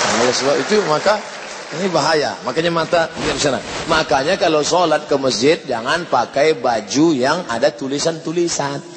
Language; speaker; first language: Indonesian; native; Indonesian